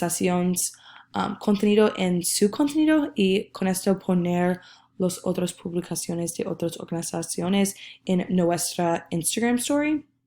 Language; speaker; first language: Spanish; non-native, learner; English